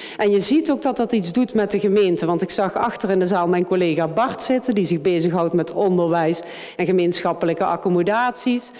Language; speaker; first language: Dutch; native; Dutch